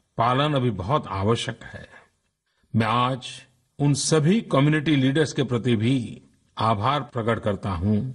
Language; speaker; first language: Hindi; non-native, local second language; Gujarati